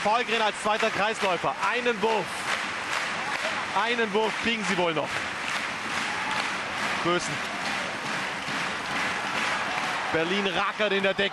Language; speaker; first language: German; native; German